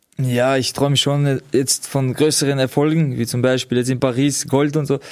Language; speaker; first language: German; early bilingual, other home language; Georgian